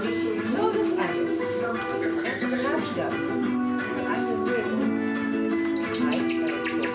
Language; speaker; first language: Spanish; non-native, learner; Dutch